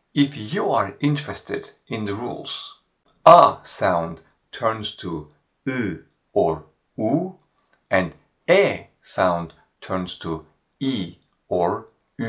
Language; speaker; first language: English; non-native, fluent; Turkish